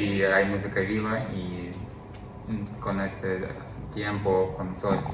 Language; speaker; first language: Spanish; non-native, learner; Ukrainian